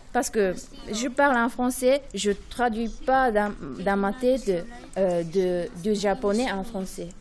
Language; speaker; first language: French; non-native, fluent; Japanese